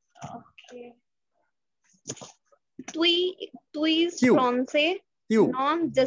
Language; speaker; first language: French; non-native, learner; Hindi